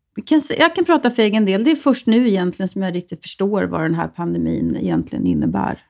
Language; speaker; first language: Swedish; native; Swedish